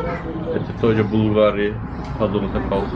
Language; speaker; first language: Russian; non-native, learner; Turkish